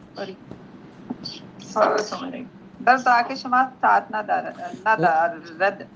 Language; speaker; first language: Persian; non-native, learner; Urdu